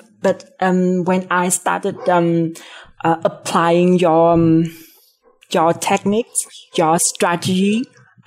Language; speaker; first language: English; non-native, fluent; Vietnamese